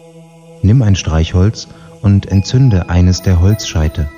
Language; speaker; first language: German; native; German